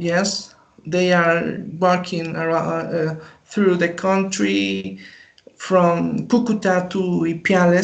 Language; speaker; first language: English; non-native, learner; Spanish